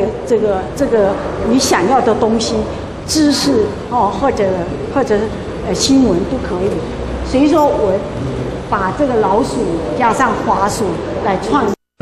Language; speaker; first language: Chinese; native; Chinese